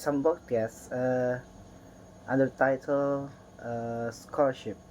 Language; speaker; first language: English; non-native, learner; Indonesian